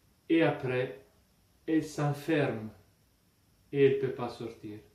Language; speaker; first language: French; non-native, fluent; Italian